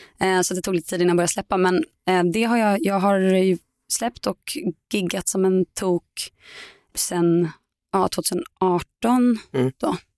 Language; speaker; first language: Swedish; native; Swedish